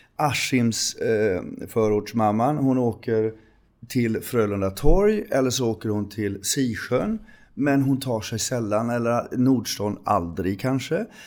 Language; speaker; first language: Swedish; native; Swedish